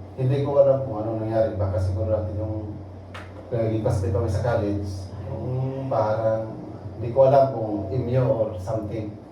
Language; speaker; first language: Filipino; non-native, local second language; Cebuano